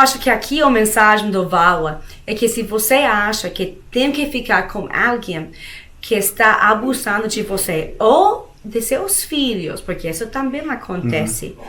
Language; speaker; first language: Portuguese; non-native, fluent; Spanish